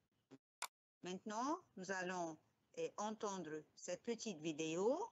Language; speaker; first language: French; non-native, fluent; Arabic